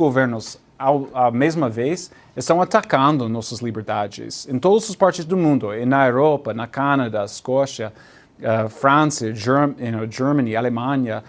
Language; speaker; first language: Portuguese; non-native, learner; English